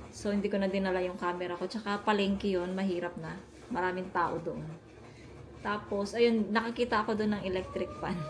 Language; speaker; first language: Filipino; native; Filipino